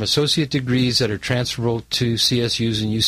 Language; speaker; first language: English; native; English